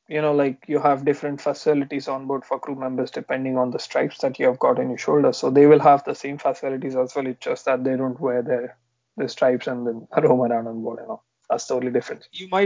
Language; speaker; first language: English; non-native, local second language; Marathi